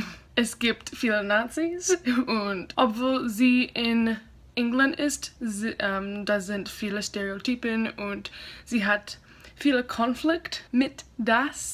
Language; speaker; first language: German; non-native, learner; English